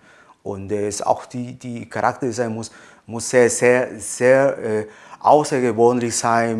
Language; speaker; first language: German; non-native, fluent; Spanish